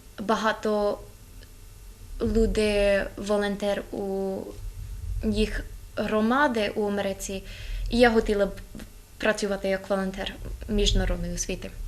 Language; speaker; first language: Ukrainian; non-native, learner; English